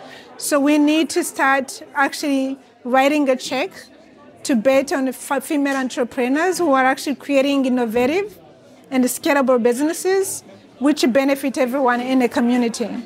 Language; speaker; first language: English; non-native, fluent; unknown